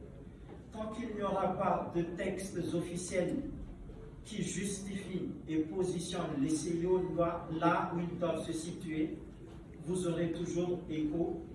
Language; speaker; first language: French; non-native, local second language; Malagasy